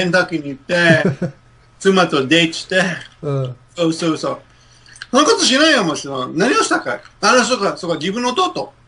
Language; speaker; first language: Japanese; non-native, fluent; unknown